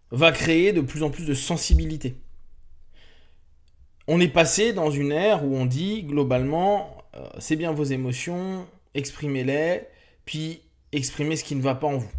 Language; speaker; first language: French; native; French